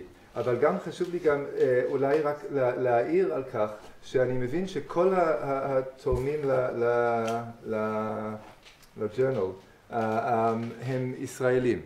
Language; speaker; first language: Hebrew; non-native, fluent; English